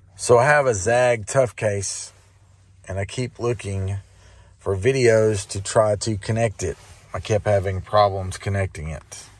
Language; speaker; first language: English; native; English